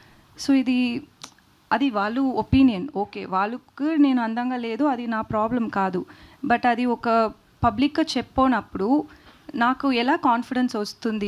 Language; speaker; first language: Telugu; non-native, learner; Tamil